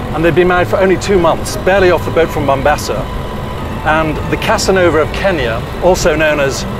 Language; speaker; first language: English; native; English